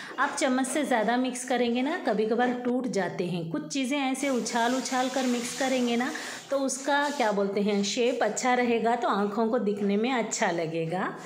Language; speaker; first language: Hindi; native; Hindi